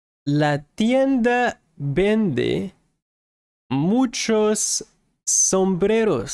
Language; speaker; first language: Spanish; non-native, fluent; English